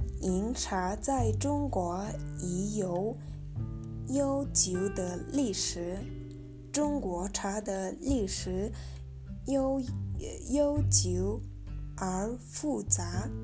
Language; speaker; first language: Chinese; non-native, learner; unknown